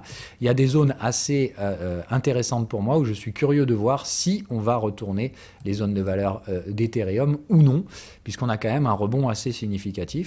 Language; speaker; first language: French; native; French